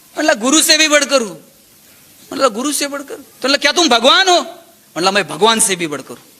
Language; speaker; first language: Hindi; non-native, local second language; Marathi